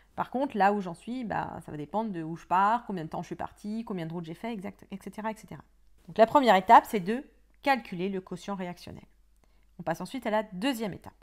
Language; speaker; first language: French; native; French